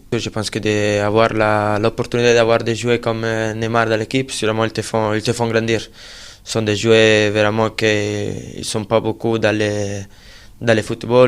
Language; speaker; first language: French; non-native, fluent; Italian